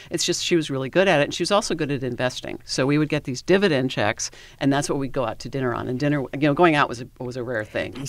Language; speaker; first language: English; native; English